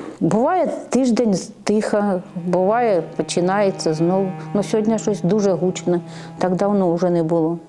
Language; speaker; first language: Ukrainian; native; Ukrainian